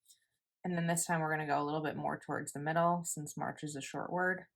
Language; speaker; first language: English; native; English